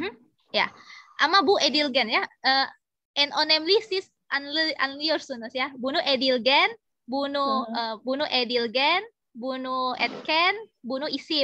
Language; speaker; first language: Turkish; non-native, fluent; Indonesian